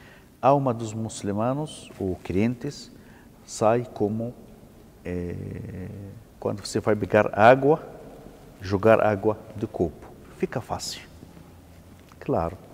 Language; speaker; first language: Portuguese; non-native, learner; Arabic